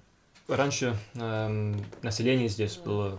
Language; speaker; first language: Russian; non-native, fluent; English